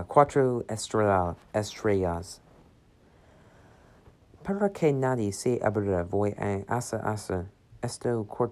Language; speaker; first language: Spanish; non-native, learner; English